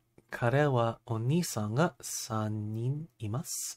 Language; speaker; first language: Japanese; non-native, learner; English